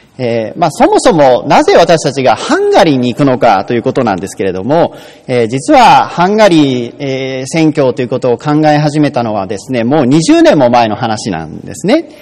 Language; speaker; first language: Japanese; native; Japanese